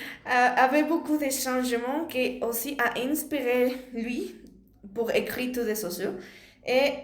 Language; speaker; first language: French; non-native, learner; Spanish